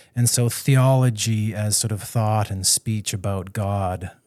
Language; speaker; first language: English; native; English